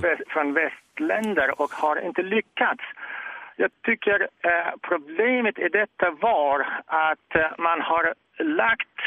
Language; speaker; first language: Swedish; non-native, fluent; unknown